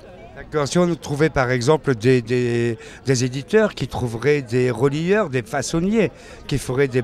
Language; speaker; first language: French; native; French